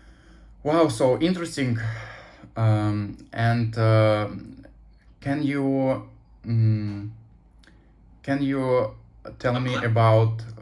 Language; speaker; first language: English; non-native, learner; Russian